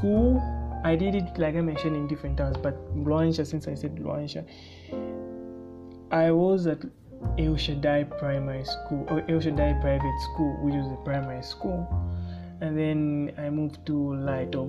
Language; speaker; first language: English; non-native, local second language; Bemba